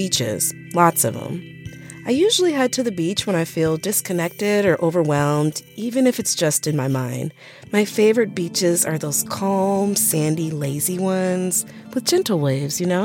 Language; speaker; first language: English; native; English